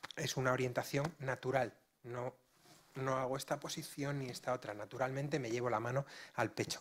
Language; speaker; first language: Spanish; non-native, local second language; Galician